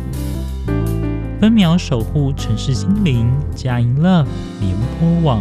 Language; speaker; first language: Chinese; native; Chinese